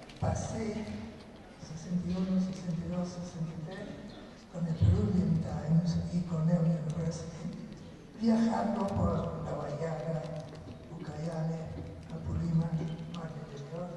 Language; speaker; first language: Spanish; non-native, fluent; English